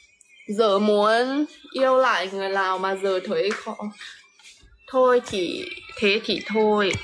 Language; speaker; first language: Vietnamese; non-native, fluent; Lao